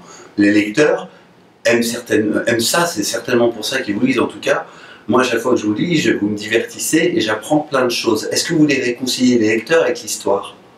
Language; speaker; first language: French; native; French